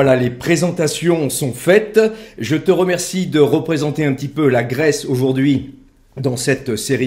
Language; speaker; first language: French; native; French